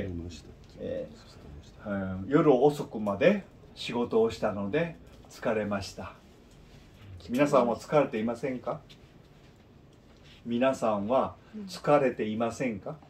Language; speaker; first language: Japanese; non-native, learner; Korean